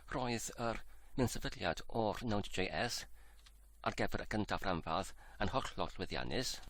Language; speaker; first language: Welsh; non-native, learner; Polish